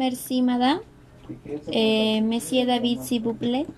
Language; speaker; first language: French; non-native, learner; Spanish